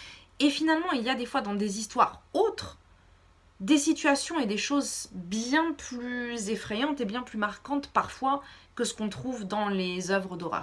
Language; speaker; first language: French; native; French